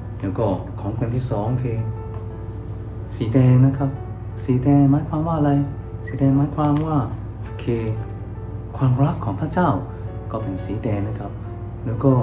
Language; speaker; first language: Thai; non-native, fluent; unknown